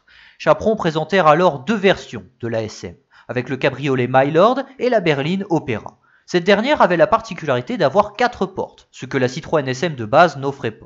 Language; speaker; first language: French; native; French